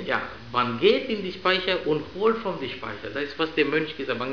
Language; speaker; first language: German; non-native, fluent; Sinhala